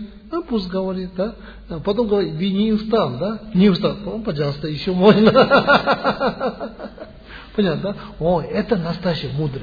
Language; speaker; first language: Russian; non-native, learner; Tibetan